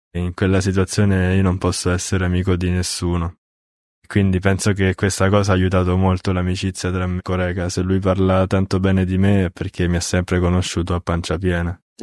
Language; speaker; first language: Italian; native; Italian